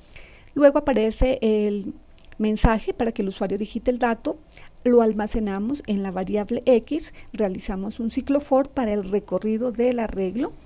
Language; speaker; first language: Spanish; native; Spanish